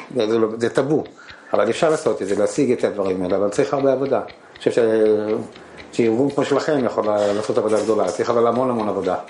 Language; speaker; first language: Hebrew; non-native, fluent; Spanish